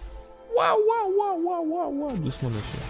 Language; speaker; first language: French; native; French